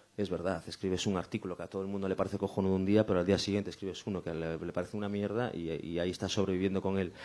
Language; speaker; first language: Spanish; native; Spanish